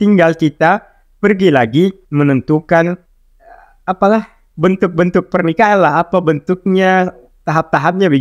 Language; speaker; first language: Indonesian; non-native, local second language; Arabic